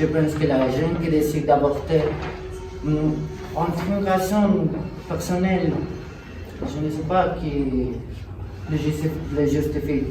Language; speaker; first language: French; non-native, learner; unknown